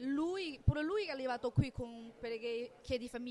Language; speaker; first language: Italian; non-native, learner; Chinese